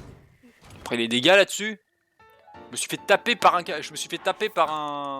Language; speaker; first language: French; native; French